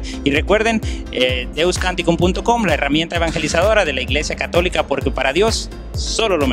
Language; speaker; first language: Spanish; native; Spanish